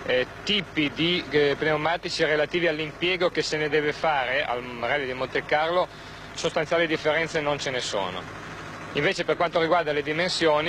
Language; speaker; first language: Italian; native; Italian